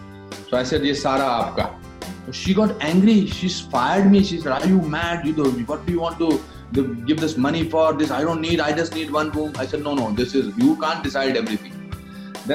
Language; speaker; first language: English; non-native, local second language; Hindi